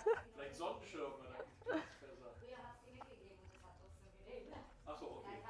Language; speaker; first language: German; native; German